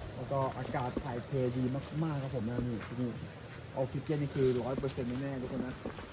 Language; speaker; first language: Thai; non-native, local second language; Karen languages